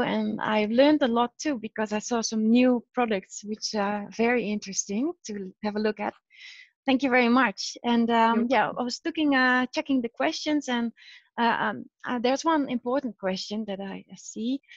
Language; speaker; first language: English; non-native, fluent; Dutch